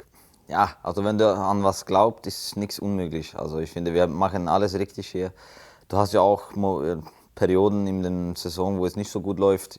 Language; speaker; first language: German; non-native, fluent; Swedish